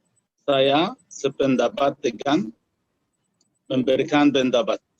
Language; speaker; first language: Indonesian; non-native, learner; Arabic